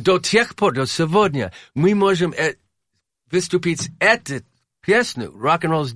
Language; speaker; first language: Russian; non-native, learner; English